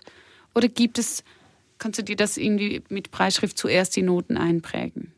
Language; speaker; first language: German; native; German